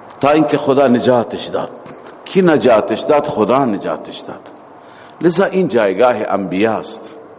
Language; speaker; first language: Persian; native; Persian